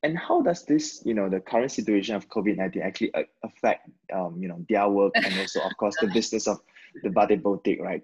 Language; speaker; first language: English; non-native, local second language; Chinese